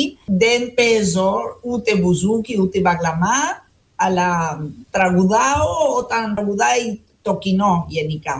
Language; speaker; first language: Greek; non-native, fluent; Spanish